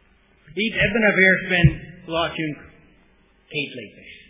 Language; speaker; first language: Hungarian; non-native, fluent; English